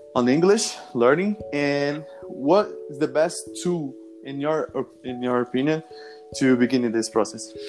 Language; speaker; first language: English; non-native, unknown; Portuguese